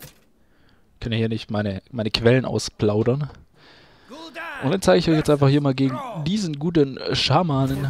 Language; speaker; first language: German; native; German